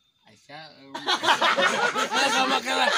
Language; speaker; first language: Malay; non-native, local second language; Sundanese